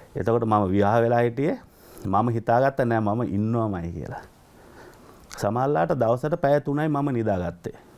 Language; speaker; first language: Sinhala; native; Sinhala